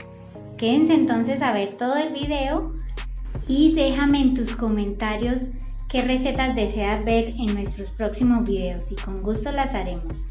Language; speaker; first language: Spanish; native; Spanish